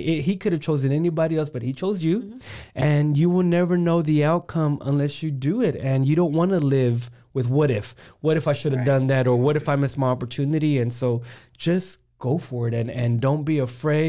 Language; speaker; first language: English; early bilingual, other home language; Spanish